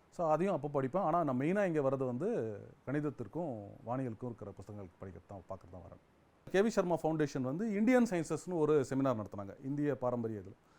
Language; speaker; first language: Tamil; native; Tamil